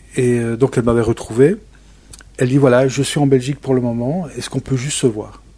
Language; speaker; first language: French; native; French